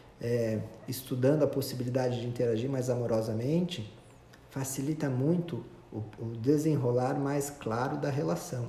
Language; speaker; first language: Portuguese; native; Portuguese